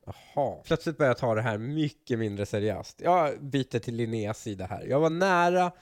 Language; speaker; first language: Swedish; early bilingual, other home language; Persian